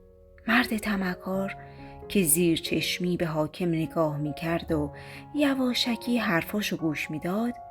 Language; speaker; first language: Persian; native; Persian